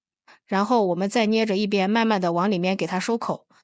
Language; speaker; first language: Chinese; native; Chinese